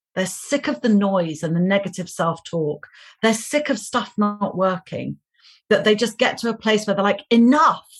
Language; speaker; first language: English; native; English